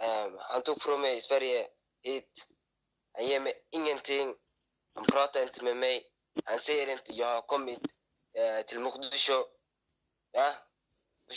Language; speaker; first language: Swedish; early bilingual, other home language; Somali